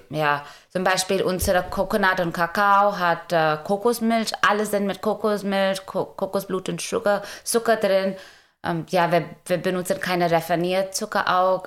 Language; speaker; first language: German; non-native, learner; Hindi